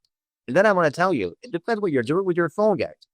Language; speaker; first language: English; non-native, fluent; French